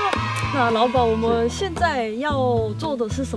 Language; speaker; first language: Chinese; non-native, fluent; Korean